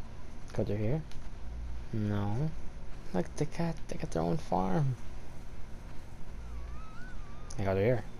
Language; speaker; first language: English; native; English